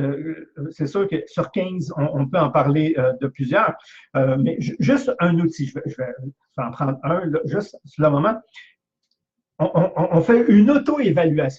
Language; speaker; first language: French; native; French